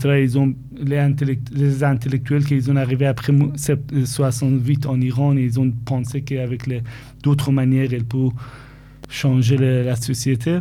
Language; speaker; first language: French; non-native, fluent; Persian